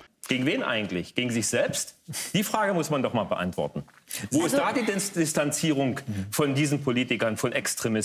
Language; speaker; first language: German; native; German